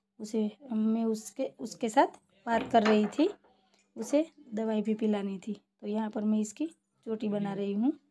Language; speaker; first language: Hindi; non-native, local second language; Gujarati